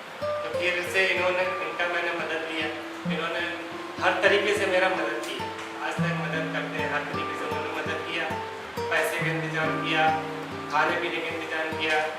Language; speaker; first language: Hindi; native; Hindi